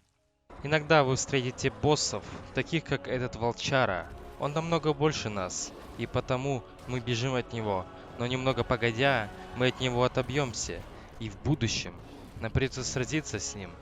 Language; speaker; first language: Russian; native; Russian